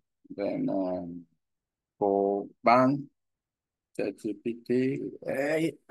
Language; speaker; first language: Vietnamese; non-native, learner; Korean